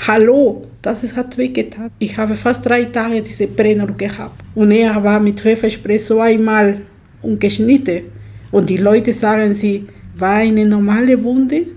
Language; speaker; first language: German; non-native, learner; Spanish